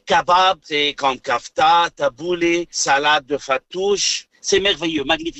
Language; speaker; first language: French; non-native, learner; Arabic